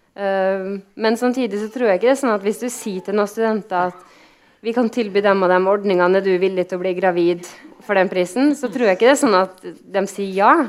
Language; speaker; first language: Norwegian; native; Norwegian